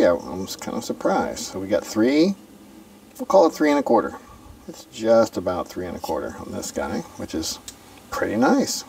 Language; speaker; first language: English; native; English